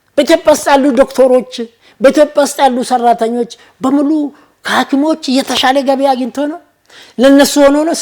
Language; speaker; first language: Amharic; non-native, local second language; Oromo